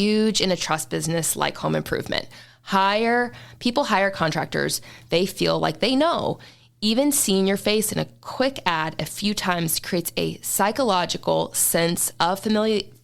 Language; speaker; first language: English; native; English